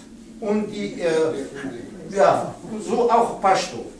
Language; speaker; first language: German; non-native, learner; Pashto